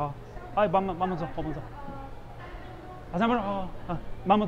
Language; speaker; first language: Chinese; non-native, fluent; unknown